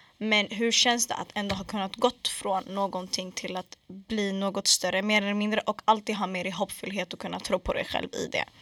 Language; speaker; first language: Swedish; early bilingual, other home language; Arabic